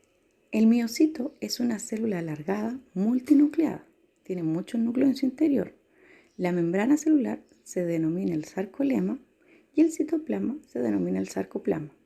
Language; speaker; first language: Spanish; native; Spanish